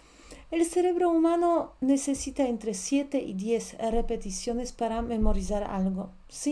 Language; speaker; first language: Spanish; non-native, fluent; Polish